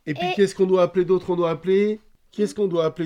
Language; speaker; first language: French; native; French